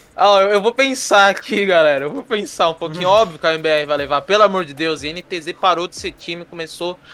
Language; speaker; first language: Portuguese; native; Portuguese